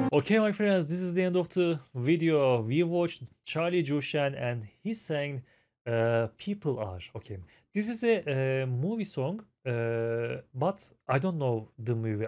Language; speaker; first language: English; non-native, fluent; Turkish